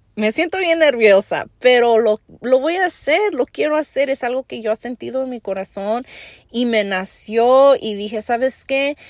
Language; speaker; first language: Spanish; early bilingual, heritage; Spanish